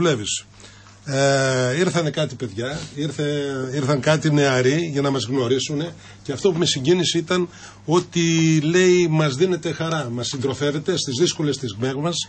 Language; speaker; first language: Greek; native; Greek